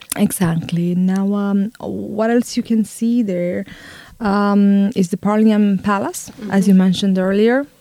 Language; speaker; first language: English; non-native, fluent; Romanian